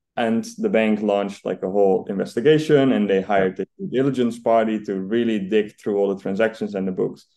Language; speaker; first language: English; non-native, fluent; Dutch